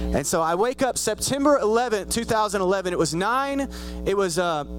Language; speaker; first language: English; native; English